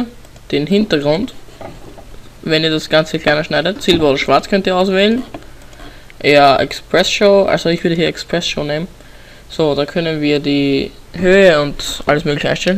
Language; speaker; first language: German; native; German